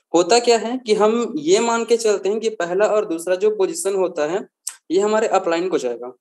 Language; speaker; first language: Hindi; native; Hindi